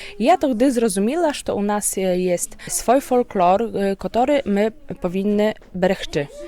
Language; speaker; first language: Ukrainian; early bilingual, heritage; Ukrainian